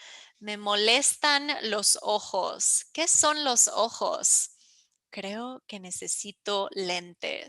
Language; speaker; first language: Spanish; early bilingual, heritage; English